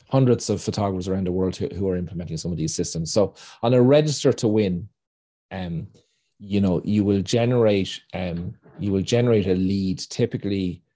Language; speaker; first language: English; native; English